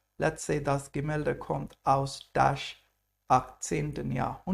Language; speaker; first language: German; non-native, fluent; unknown